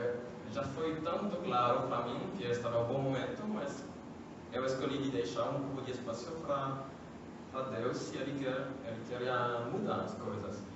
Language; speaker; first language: Portuguese; non-native, fluent; French